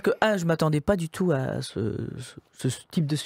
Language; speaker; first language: French; native; French